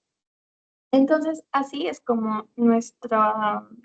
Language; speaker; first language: Spanish; native; Spanish